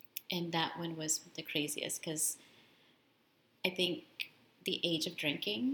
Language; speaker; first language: English; early bilingual, other home language; Spanish